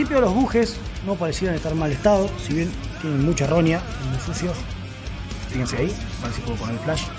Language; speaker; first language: Spanish; native; Spanish